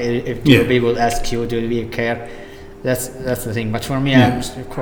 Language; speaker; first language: English; non-native, fluent; Arabic